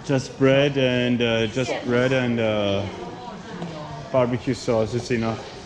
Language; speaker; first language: English; non-native, fluent; German